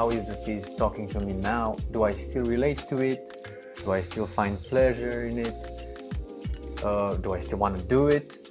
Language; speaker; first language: English; non-native, fluent; Romanian